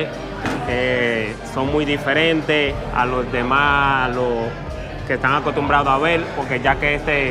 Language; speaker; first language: Spanish; native; Spanish